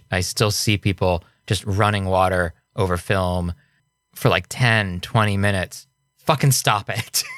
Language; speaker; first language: English; native; English